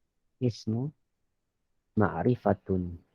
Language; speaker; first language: Arabic; non-native, fluent; Malay